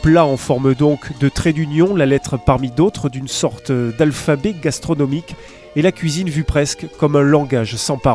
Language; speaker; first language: French; native; French